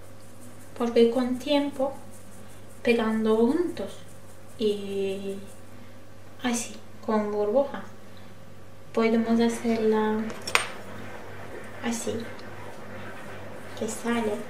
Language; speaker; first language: Spanish; non-native, learner; Turkish